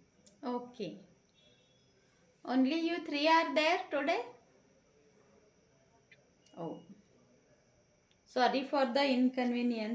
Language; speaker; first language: English; non-native, learner; Marathi